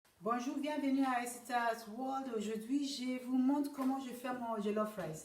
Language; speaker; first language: French; non-native, learner; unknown